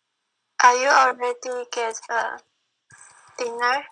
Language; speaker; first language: English; non-native, learner; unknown